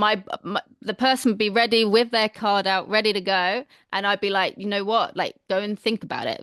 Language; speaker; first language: English; native; English